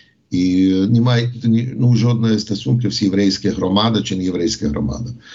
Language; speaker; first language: Ukrainian; non-native, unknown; English